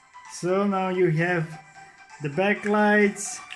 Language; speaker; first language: English; non-native, fluent; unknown